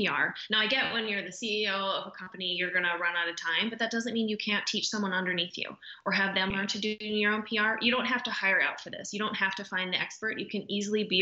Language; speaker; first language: English; native; English